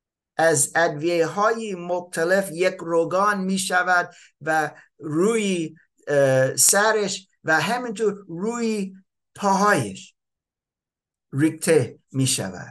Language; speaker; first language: Persian; non-native, fluent; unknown